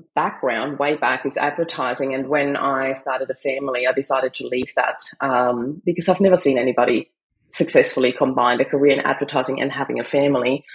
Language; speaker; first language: English; non-native, fluent; German